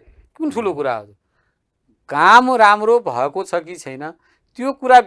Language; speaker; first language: Nepali; native; Nepali